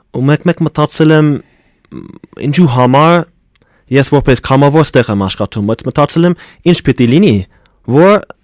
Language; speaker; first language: Armenian; non-native, fluent; English